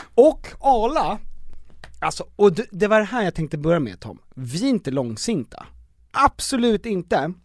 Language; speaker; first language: Swedish; native; Swedish